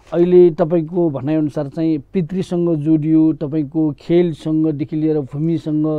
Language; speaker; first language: Nepali; non-native, local second language; Newari